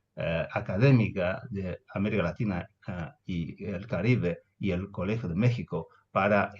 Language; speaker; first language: Spanish; non-native, fluent; Chinese